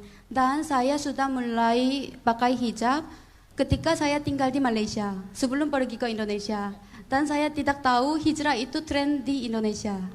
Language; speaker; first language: Indonesian; non-native, learner; Korean